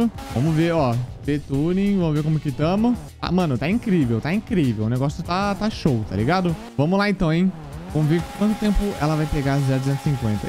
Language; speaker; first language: Portuguese; native; Portuguese